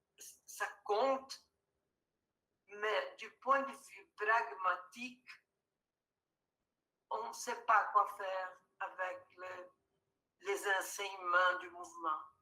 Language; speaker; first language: French; non-native, fluent; Portuguese